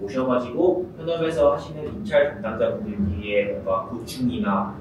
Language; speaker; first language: Korean; native; Korean